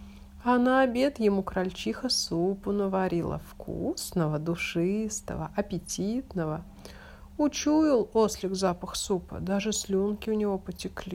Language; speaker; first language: Russian; native; Russian